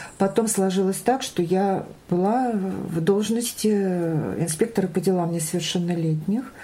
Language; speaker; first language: Russian; native; Russian